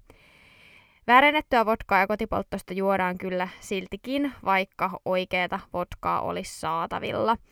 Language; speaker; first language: Finnish; native; Finnish